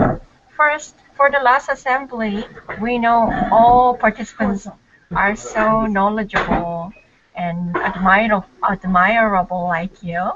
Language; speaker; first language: English; non-native, learner; Korean